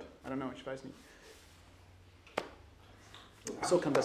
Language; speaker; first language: German; non-native, learner; English